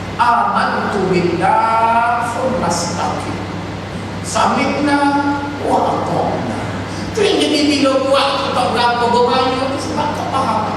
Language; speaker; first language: Malay; native; Malay